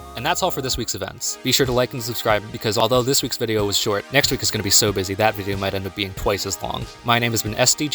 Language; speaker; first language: English; native; English